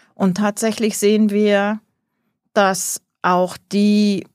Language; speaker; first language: German; native; German